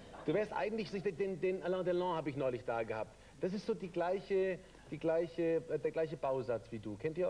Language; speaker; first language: German; native; German